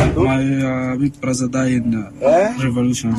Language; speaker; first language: English; non-native, learner; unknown